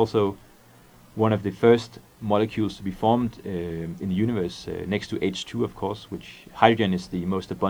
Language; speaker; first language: English; non-native, fluent; Danish